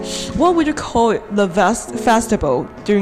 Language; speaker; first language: English; non-native, learner; Chinese